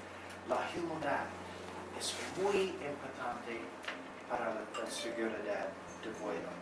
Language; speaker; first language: Spanish; non-native, learner; English